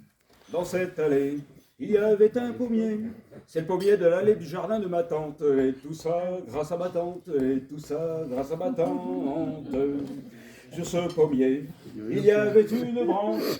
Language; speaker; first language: French; native; French